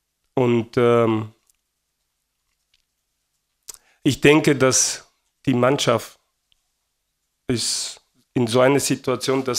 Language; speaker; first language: German; non-native, fluent; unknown